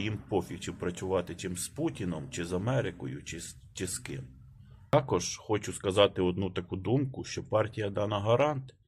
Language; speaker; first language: Ukrainian; native; Ukrainian